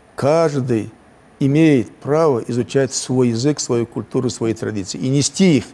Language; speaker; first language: Russian; non-native, local second language; Chechen